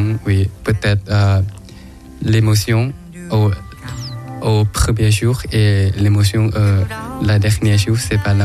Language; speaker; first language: French; non-native, learner; Thai